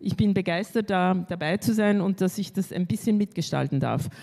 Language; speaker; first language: German; early bilingual, other home language; Spanish